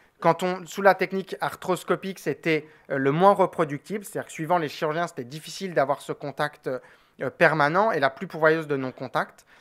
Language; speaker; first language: French; native; French